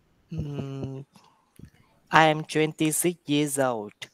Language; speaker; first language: English; non-native, learner; Vietnamese